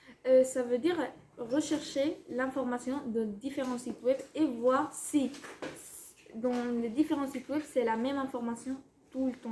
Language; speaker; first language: French; non-native, fluent; Spanish